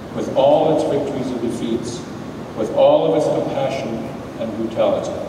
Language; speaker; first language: English; native; English